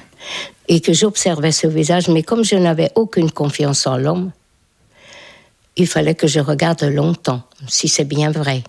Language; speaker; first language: French; non-native, fluent; Hungarian